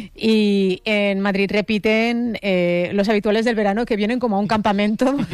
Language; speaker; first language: Spanish; native; Spanish